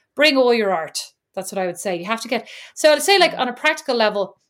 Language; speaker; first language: English; native; English